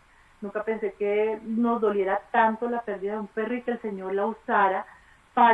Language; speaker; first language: Spanish; native; Spanish